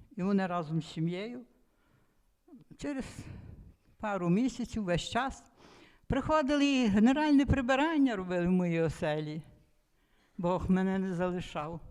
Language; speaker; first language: Ukrainian; native; Ukrainian